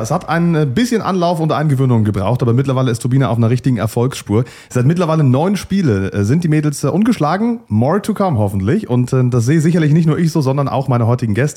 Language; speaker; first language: German; native; German